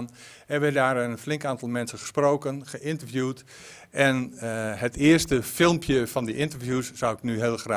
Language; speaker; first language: Dutch; native; Dutch